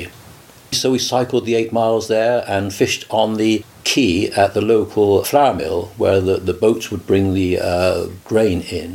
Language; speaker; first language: English; native; English